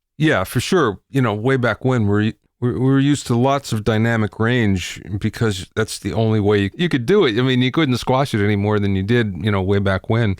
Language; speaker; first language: English; native; English